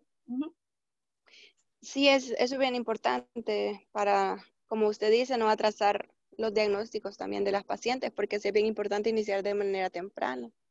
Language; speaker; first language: Spanish; native; Spanish